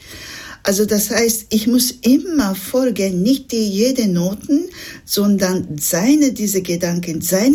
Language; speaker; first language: German; non-native, fluent; Japanese